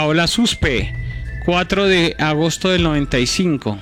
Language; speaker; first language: Spanish; native; Spanish